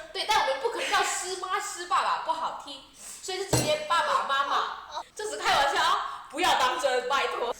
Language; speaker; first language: Chinese; native; Chinese